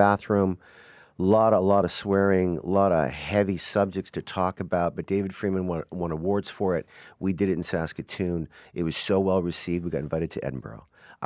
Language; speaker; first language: English; native; English